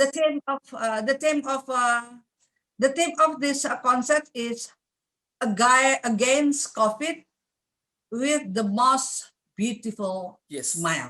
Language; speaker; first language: English; non-native, learner; Indonesian